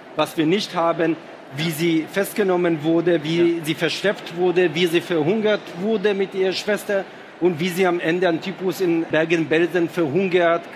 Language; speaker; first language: German; non-native, fluent; Hebrew